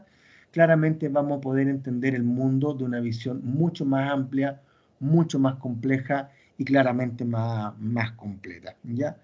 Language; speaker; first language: Spanish; native; Spanish